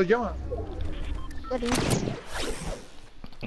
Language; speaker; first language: Spanish; native; Spanish